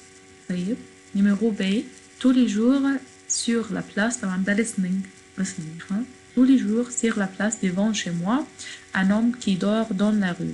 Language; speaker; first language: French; non-native, fluent; Arabic